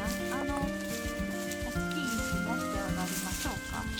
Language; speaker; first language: Japanese; native; Japanese